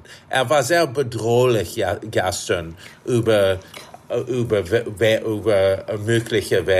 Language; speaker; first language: German; non-native, fluent; English